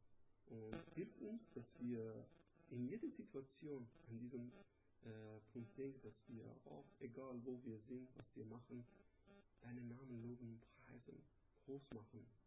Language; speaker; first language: German; non-native, learner; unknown